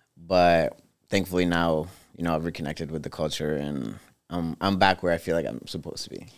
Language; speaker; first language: English; early bilingual, other home language; Spanish